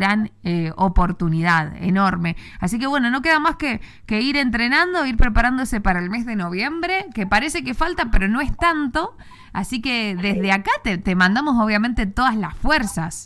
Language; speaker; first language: Spanish; native; Spanish